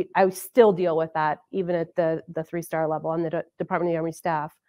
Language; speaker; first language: English; native; English